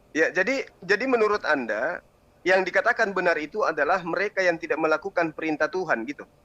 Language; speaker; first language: Indonesian; native; Indonesian